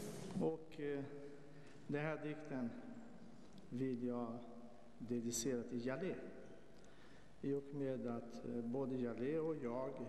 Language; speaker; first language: Swedish; non-native, fluent; Portuguese